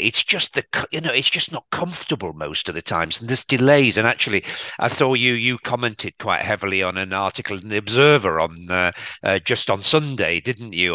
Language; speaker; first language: English; native; English